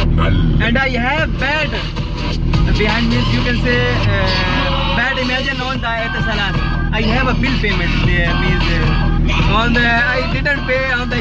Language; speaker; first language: English; non-native, learner; Hindi